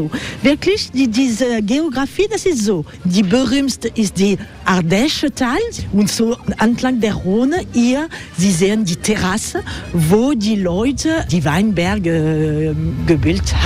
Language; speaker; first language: German; non-native, learner; French